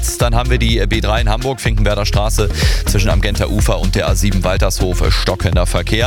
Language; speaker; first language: German; native; German